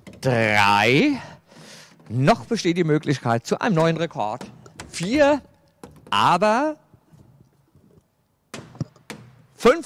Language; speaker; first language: German; native; German